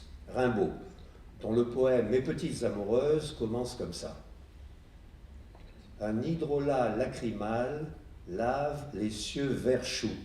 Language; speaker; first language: French; native; French